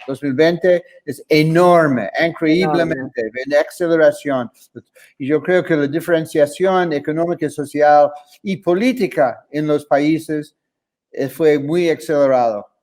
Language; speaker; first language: Spanish; non-native, fluent; English